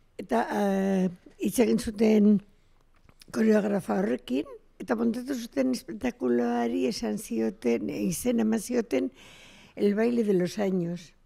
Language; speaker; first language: Basque; non-native, local second language; Spanish